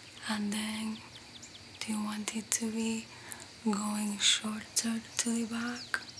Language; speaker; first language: English; non-native, fluent; Spanish